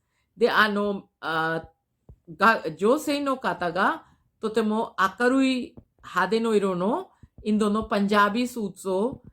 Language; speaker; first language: Japanese; non-native, fluent; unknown